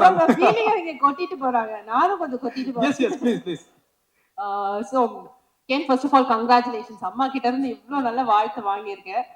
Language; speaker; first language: Tamil; native; Tamil